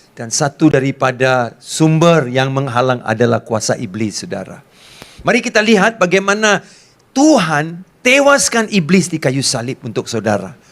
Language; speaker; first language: Malay; non-native, local second language; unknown